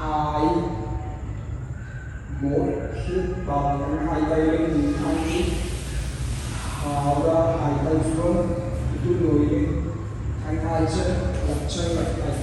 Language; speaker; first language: Vietnamese; non-native, learner; Hindi